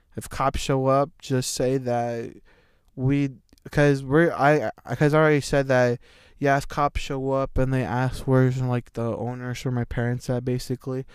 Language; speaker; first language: English; native; English